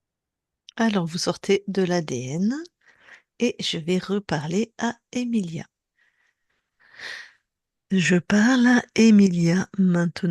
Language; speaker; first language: French; native; French